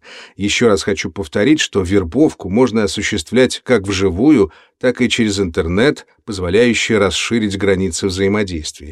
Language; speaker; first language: Russian; native; Russian